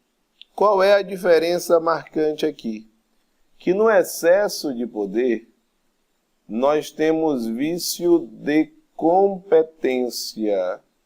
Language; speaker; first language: Portuguese; native; Portuguese